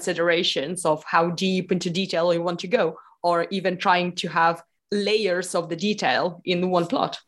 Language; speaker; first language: English; non-native, fluent; Lithuanian